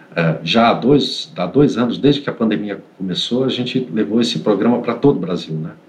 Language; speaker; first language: Portuguese; native; Portuguese